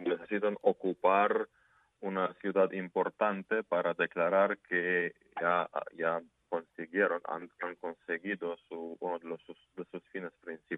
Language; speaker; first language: Spanish; non-native, fluent; Ukrainian